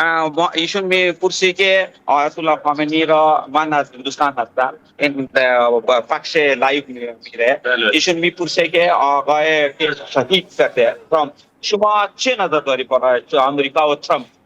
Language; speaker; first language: Persian; non-native, fluent; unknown